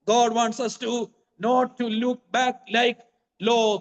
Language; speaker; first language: English; non-native, local second language; Malayalam